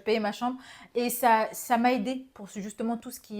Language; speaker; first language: French; non-native, local second language; Bambara